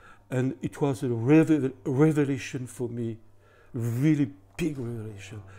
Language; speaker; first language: English; non-native, fluent; French